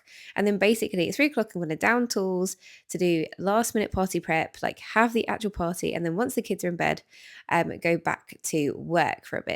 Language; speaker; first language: English; native; English